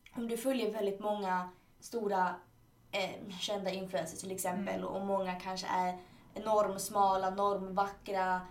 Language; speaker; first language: Swedish; early bilingual, other home language; Spanish